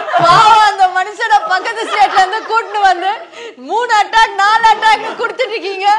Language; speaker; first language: Tamil; native; Tamil